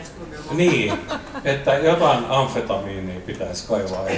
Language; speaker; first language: Finnish; non-native, local second language; Swedish